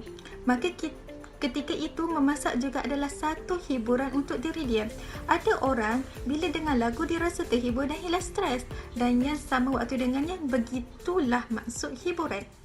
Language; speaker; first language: Malay; native; Malay